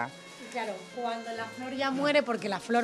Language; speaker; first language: Spanish; native; Spanish